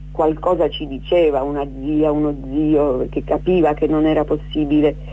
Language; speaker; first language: Italian; early bilingual, other home language; Armenian